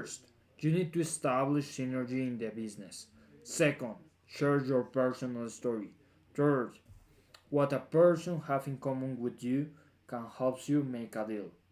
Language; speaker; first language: English; non-native, fluent; Spanish